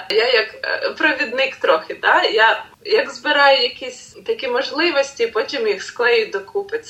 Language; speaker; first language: Ukrainian; native; Ukrainian